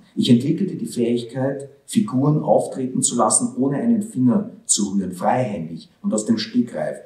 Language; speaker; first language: German; early bilingual, other home language; Hebrew